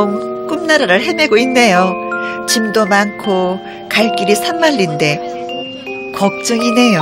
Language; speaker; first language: Korean; native; Korean